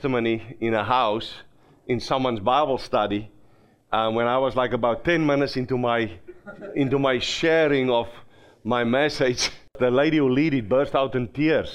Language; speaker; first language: English; non-native, local second language; Afrikaans